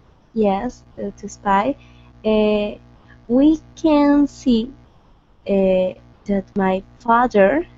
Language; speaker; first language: English; non-native, learner; Spanish